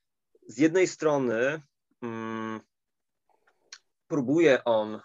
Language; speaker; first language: Polish; native; Polish